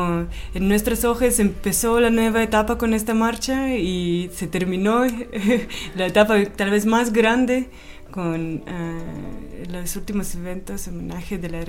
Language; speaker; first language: Spanish; non-native, fluent; Russian